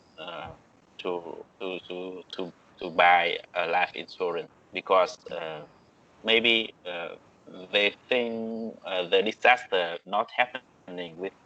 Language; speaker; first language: English; non-native, learner; Vietnamese